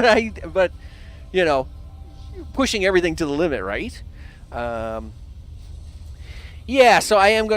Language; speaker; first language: English; native; English